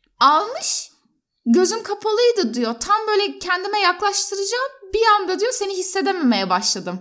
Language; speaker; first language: Turkish; native; Turkish